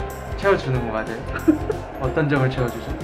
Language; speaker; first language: Korean; native; Korean